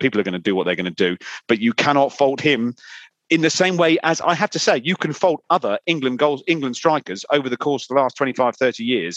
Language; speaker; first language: English; native; English